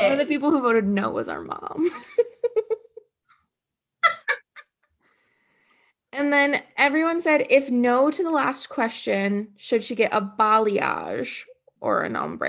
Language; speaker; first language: English; native; English